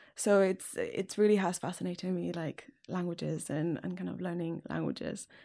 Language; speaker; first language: English; non-native, fluent; Spanish